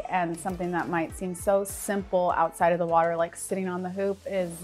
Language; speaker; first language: English; native; English